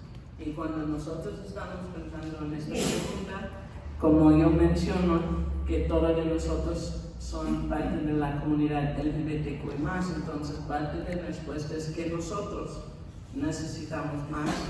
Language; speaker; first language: Spanish; non-native, fluent; English